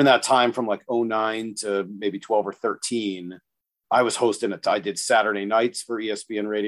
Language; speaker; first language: English; native; English